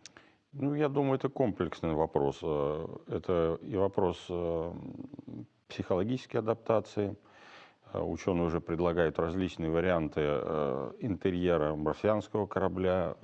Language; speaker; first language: Russian; native; Russian